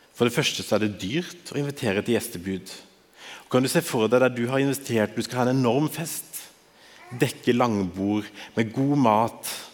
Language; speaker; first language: Norwegian; native; Norwegian